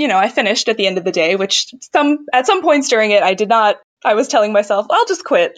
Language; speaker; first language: English; native; English